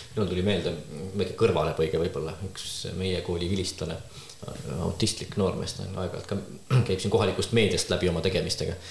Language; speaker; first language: Estonian; native; Estonian